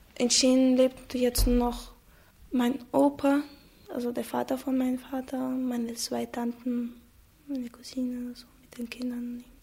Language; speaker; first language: German; non-native, fluent; Chechen